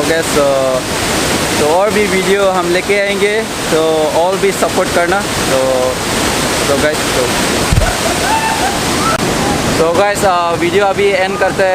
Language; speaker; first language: Hindi; non-native, local second language; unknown